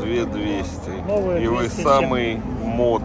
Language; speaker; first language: Russian; native; Russian